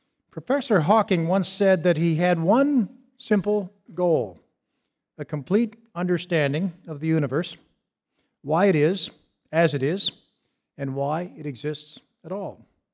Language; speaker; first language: English; native; English